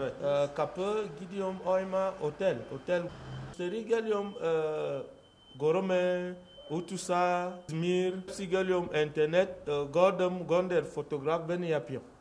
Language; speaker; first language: Turkish; non-native, learner; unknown